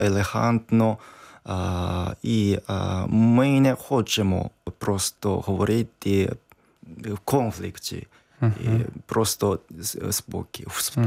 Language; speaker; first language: Ukrainian; non-native, learner; Japanese